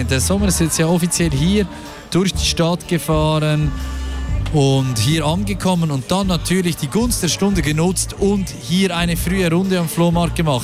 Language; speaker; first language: German; native; German